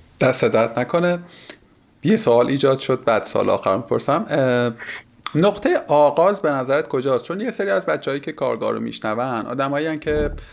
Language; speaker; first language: Persian; native; Persian